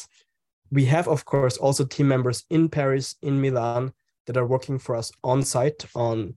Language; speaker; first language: English; non-native, fluent; German